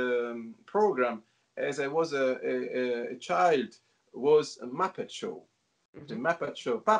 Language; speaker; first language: English; non-native, learner; Italian